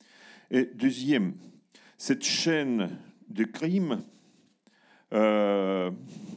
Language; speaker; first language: French; non-native, learner; Russian